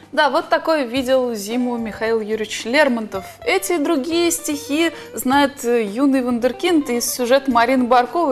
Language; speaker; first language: Russian; native; Russian